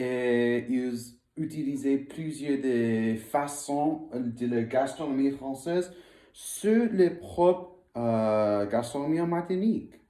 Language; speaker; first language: French; non-native, learner; English